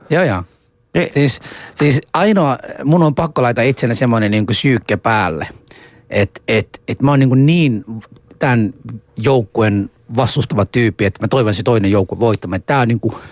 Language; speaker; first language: Finnish; early bilingual, other home language; Somali